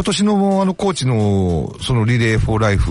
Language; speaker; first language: Japanese; native; Japanese